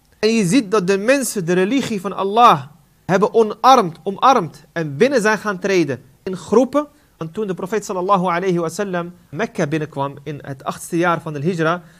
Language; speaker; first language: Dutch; non-native, fluent; Arabic